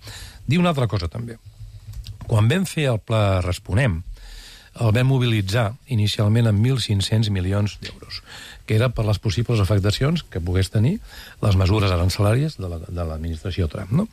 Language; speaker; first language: Catalan; native; Catalan